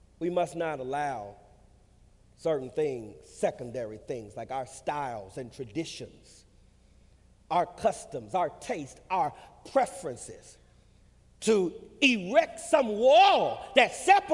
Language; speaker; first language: English; native; English